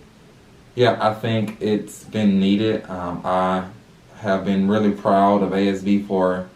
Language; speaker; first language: English; native; English